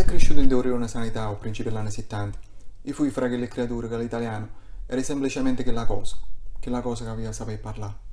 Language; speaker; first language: Italian; non-native, local second language; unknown